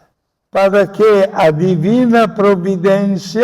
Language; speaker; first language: Portuguese; non-native, fluent; Italian